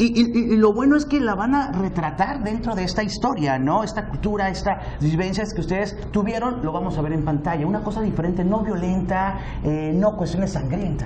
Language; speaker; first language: Spanish; native; Spanish